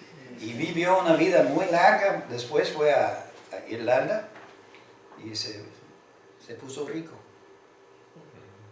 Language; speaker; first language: Spanish; non-native, fluent; English